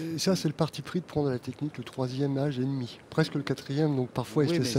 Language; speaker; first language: French; native; French